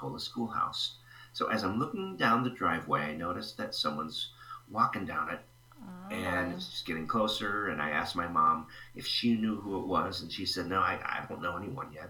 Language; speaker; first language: English; native; English